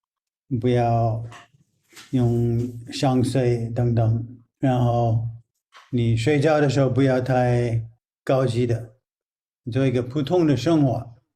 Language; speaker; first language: Chinese; non-native, fluent; English